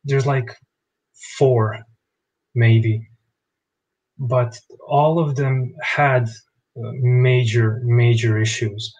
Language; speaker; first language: English; non-native, fluent; Bosnian